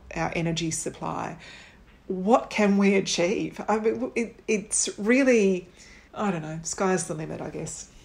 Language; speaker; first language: English; native; English